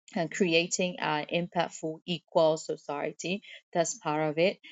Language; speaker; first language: English; non-native, fluent; Burmese